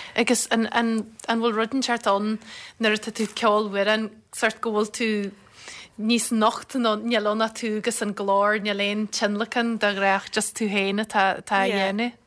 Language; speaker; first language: Irish; native; Irish